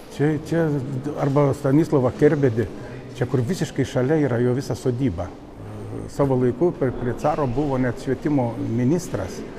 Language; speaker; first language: Lithuanian; native; Lithuanian